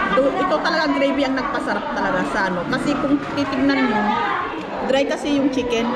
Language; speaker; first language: Filipino; non-native, local second language; Iloko